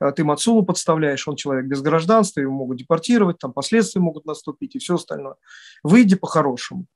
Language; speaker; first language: Russian; native; Russian